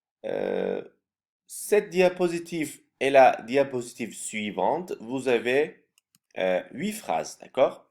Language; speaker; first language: French; non-native, fluent; Turkish